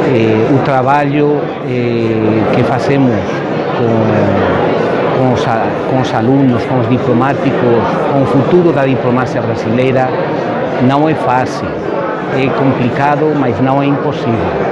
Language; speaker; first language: Spanish; non-native, fluent; Portuguese